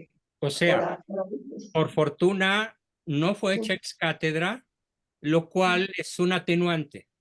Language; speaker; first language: Spanish; native; Spanish